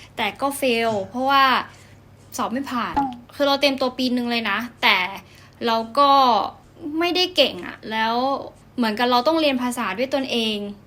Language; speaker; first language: Thai; native; Thai